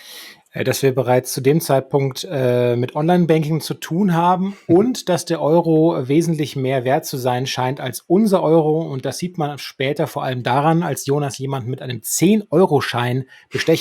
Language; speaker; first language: German; native; German